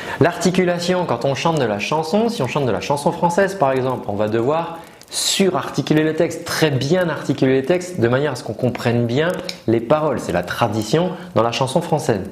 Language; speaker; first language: French; native; French